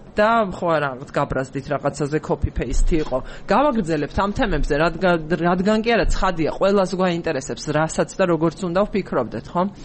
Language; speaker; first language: Georgian; native; Georgian